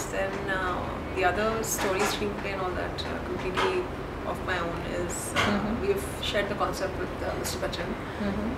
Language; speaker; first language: English; non-native, local second language; Hindi